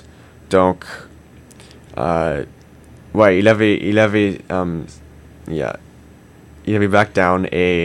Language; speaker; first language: French; non-native, learner; English